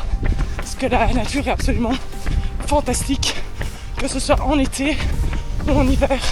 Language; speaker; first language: French; native; French